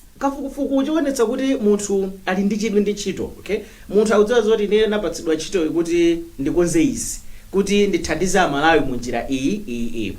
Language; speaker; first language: Nyanja; native; Nyanja